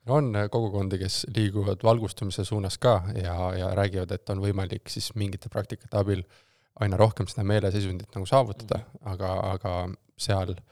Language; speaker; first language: Estonian; native; Estonian